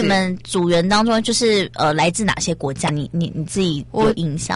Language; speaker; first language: Chinese; native; Chinese